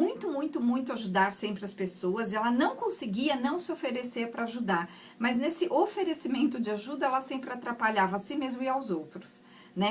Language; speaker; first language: Portuguese; native; Portuguese